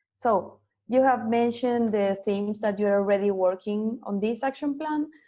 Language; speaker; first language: English; non-native, fluent; Spanish